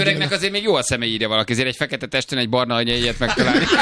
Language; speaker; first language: Hungarian; native; Hungarian